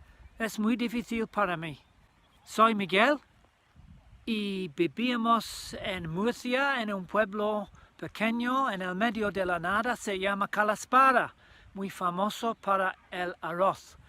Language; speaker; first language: Spanish; non-native, learner; English